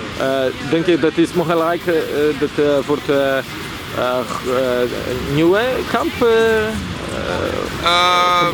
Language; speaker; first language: Dutch; non-native, learner; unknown